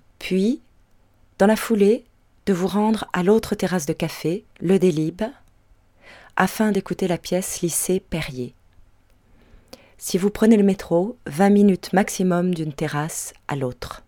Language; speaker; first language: French; native; French